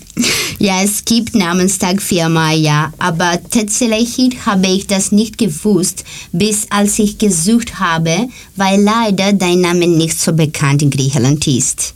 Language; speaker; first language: German; non-native, learner; Greek